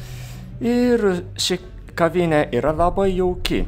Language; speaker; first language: Lithuanian; non-native, fluent; Japanese